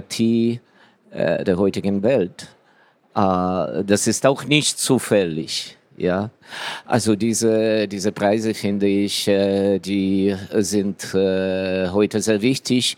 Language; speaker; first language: German; non-native, fluent; Ukrainian